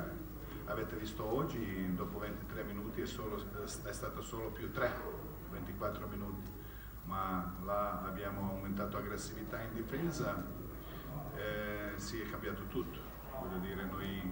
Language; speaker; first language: Italian; non-native, fluent; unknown